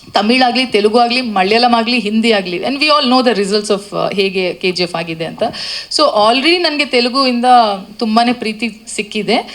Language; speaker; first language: Kannada; non-native, local second language; Tulu